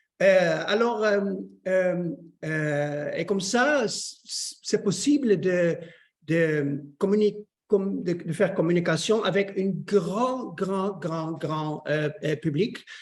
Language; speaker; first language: French; non-native, learner; Dutch